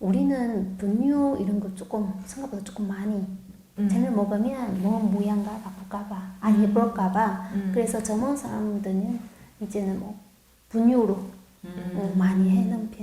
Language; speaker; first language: Korean; non-native, learner; Chinese